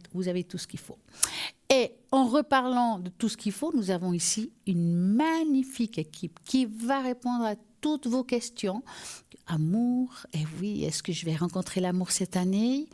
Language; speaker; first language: French; native; French